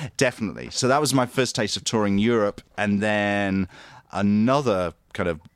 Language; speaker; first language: English; native; English